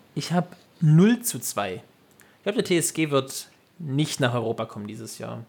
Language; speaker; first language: German; native; German